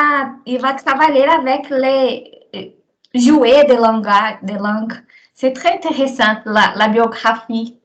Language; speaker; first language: French; non-native, learner; Portuguese